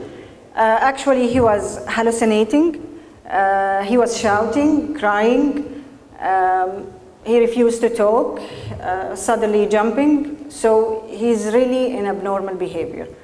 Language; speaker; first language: English; non-native, fluent; Arabic